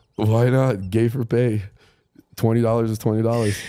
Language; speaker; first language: English; non-native, fluent; Ukrainian